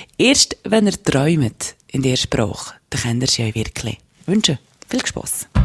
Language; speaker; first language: German; native; German